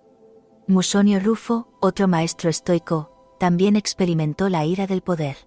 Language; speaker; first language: Spanish; native; Spanish